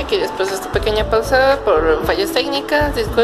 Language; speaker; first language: Spanish; native; Spanish